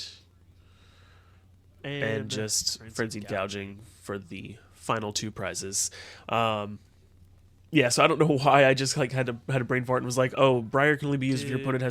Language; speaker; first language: English; native; English